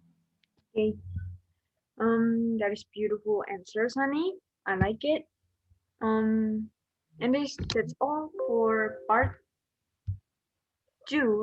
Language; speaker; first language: English; non-native, learner; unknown